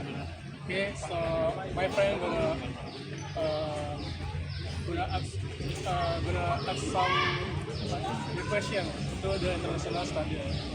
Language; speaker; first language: English; non-native, learner; Indonesian